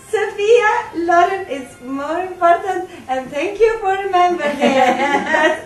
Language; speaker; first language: English; non-native, learner; Italian